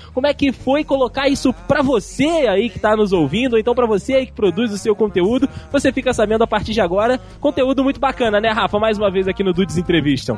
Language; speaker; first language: Portuguese; native; Portuguese